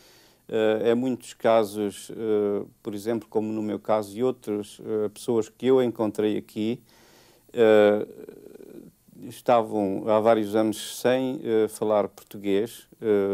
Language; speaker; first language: Portuguese; native; Portuguese